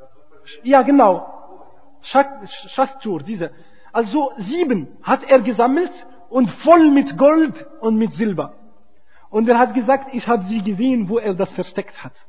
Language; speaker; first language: German; non-native, fluent; Arabic